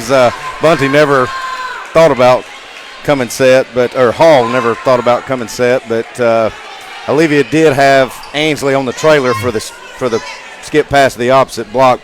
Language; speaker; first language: English; native; English